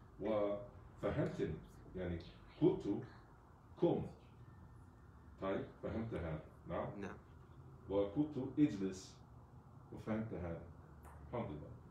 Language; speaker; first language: Arabic; non-native, fluent; English